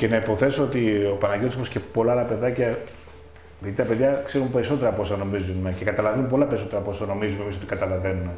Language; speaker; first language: Greek; native; Greek